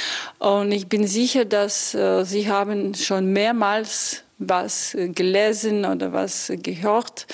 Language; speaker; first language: German; non-native, fluent; Russian